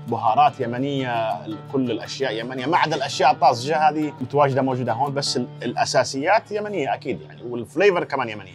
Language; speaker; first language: Arabic; early bilingual, heritage; Arabic